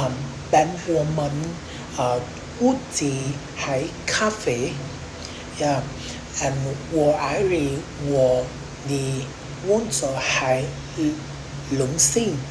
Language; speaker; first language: Chinese; non-native, learner; Vietnamese